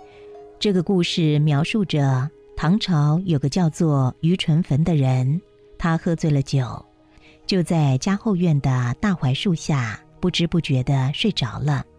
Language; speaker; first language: Chinese; native; Chinese